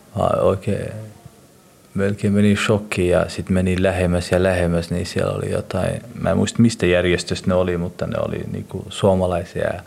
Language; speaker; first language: Finnish; early bilingual, other home language; Somali